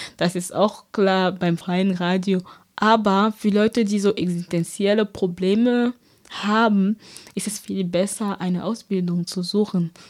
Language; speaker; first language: German; non-native, fluent; French